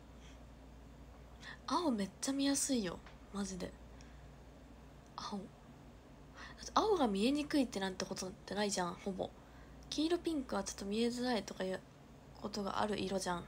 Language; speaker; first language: Japanese; native; Japanese